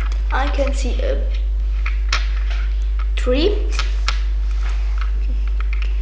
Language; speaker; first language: English; non-native, learner; German